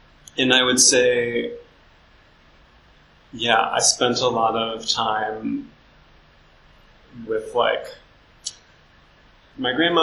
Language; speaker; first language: English; native; English